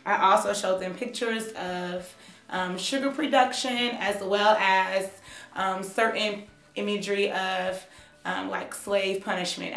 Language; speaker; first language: English; native; English